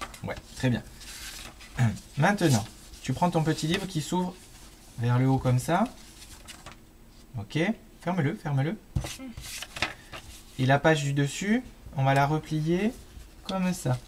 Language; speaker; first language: French; native; French